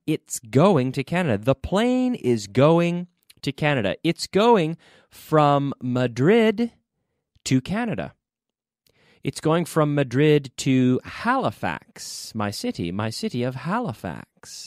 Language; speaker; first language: English; native; English